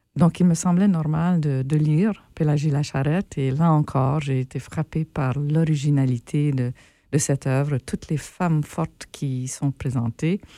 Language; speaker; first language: French; native; French